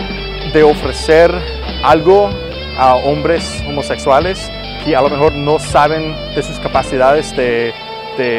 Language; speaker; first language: Spanish; non-native, fluent; English